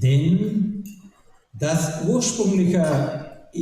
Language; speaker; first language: German; non-native, learner; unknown